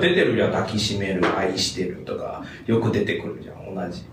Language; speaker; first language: Japanese; non-native, fluent; Chinese